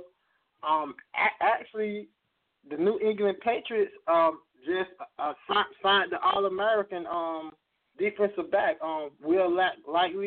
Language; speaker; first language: English; native; English